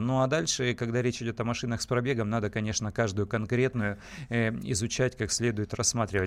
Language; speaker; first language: Russian; native; Russian